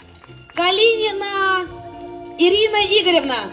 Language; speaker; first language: Russian; native; Russian